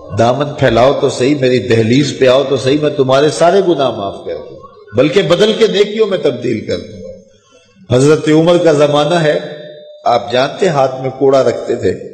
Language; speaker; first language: Urdu; non-native, local second language; Punjabi